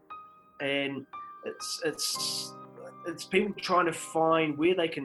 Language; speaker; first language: English; native; English